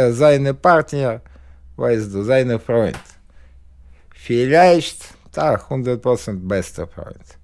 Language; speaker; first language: German; non-native, learner; Russian